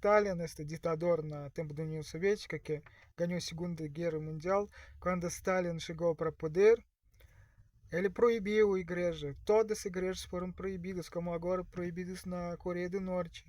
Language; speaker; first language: Portuguese; non-native, learner; Russian